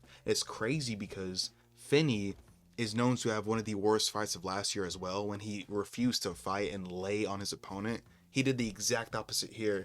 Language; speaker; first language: English; native; English